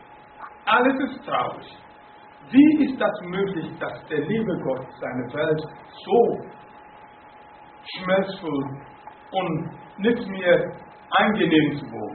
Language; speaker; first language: German; non-native, fluent; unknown